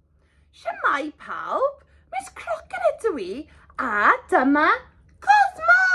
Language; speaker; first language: Welsh; non-native, local second language; English